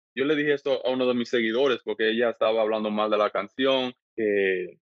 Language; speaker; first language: Spanish; early bilingual, heritage; Spanish